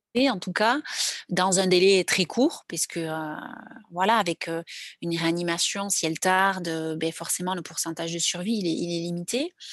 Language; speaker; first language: French; native; French